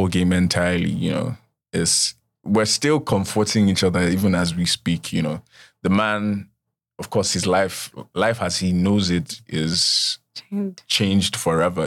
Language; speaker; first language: English; non-native, local second language; Yoruba